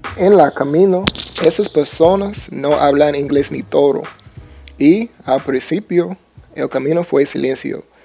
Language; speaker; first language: Spanish; non-native, learner; English